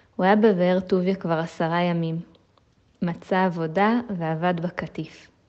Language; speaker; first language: Hebrew; non-native, fluent; German